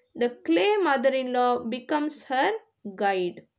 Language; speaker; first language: English; non-native, local second language; Kannada